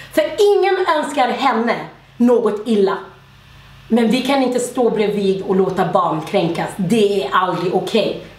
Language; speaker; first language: Swedish; early bilingual, other home language; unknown